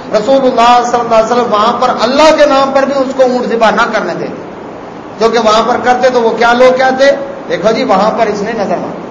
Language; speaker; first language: Urdu; non-native, local second language; Saraiki